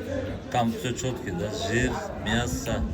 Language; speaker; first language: Russian; non-native, local second language; Uzbek